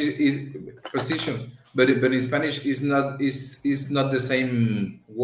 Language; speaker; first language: English; non-native, learner; Spanish